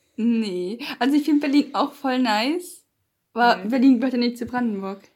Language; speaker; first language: German; native; German